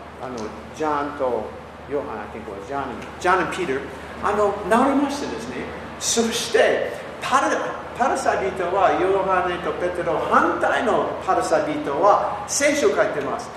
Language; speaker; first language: Japanese; non-native, learner; English